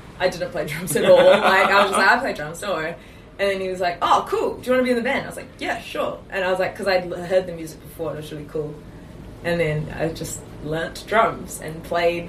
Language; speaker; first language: English; native; English